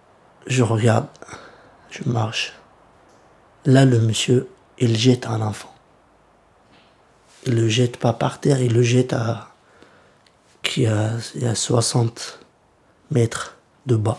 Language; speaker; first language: French; early bilingual, other home language; Kurdish